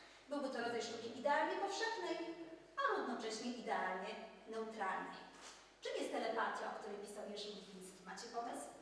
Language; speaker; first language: Polish; native; Polish